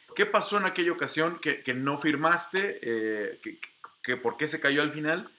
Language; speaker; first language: Spanish; native; Spanish